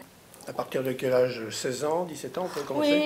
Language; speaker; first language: French; native; French